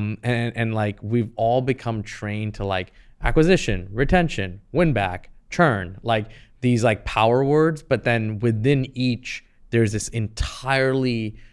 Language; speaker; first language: English; native; English